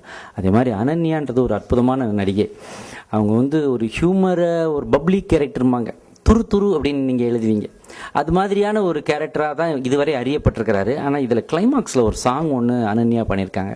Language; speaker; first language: Tamil; native; Tamil